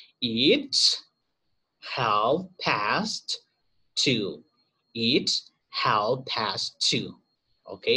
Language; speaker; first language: English; non-native, learner; Spanish